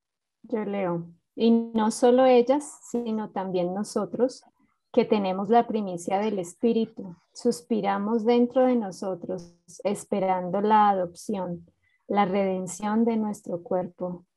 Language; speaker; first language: Spanish; native; Spanish